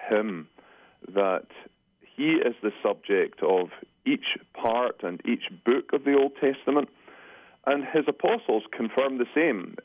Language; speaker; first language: English; native; English